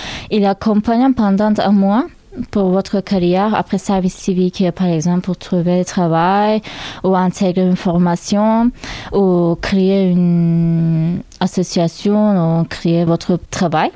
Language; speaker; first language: French; non-native, learner; Turkish